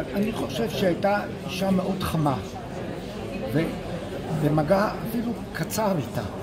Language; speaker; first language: Hebrew; native; Hebrew